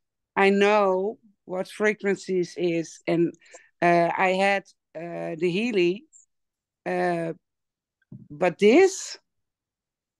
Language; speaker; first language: English; non-native, learner; Dutch